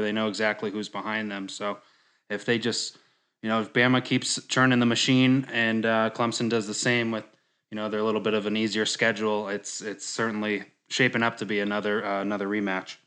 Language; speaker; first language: English; native; English